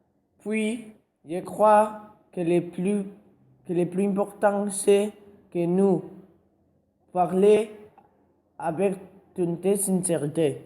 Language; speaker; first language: French; non-native, learner; Spanish